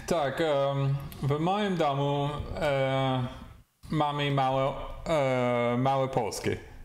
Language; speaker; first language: Polish; non-native, learner; English